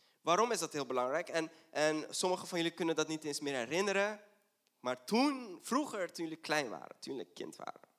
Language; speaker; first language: Dutch; non-native, fluent; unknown